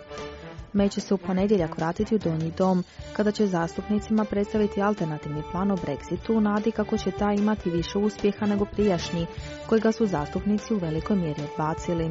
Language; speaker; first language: Croatian; native; Croatian